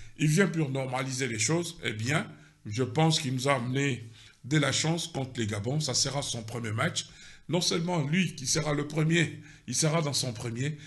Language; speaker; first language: French; non-native, local second language; Lingala